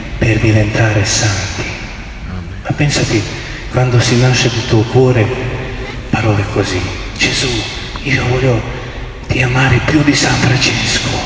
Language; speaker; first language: Italian; non-native, fluent; Croatian